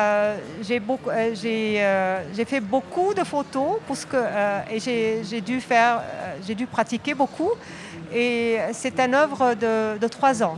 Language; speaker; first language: French; non-native, local second language; Arabic